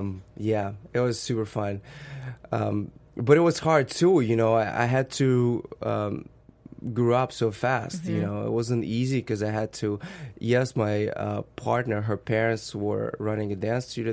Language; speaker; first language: English; non-native, fluent; Russian